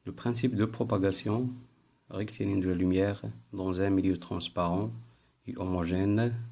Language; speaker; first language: French; non-native, local second language; Arabic